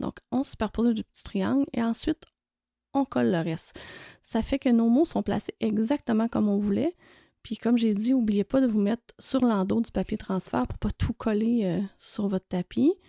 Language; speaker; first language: French; native; French